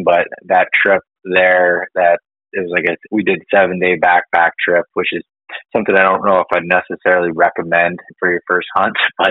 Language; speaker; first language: English; native; English